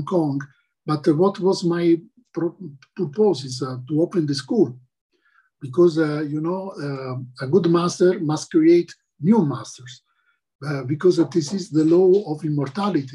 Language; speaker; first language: English; non-native, learner; Italian